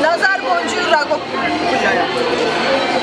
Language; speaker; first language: Korean; non-native, fluent; Turkish